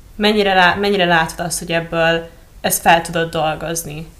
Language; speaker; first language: Hungarian; native; Hungarian